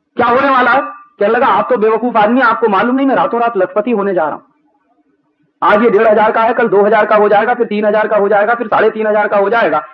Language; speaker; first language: Hindi; native; Hindi